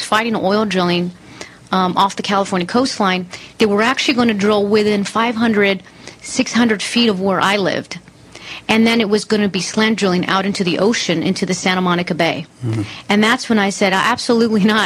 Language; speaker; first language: English; native; English